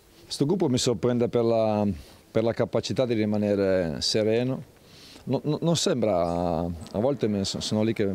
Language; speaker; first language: Italian; native; Italian